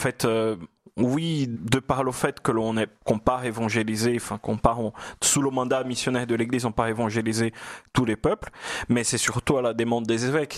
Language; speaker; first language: French; non-native, fluent; Portuguese